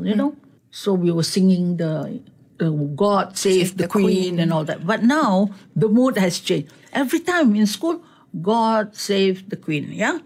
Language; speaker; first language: English; non-native, local second language; Malay